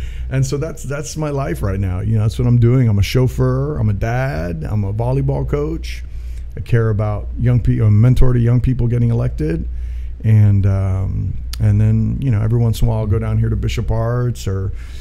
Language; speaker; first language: English; native; English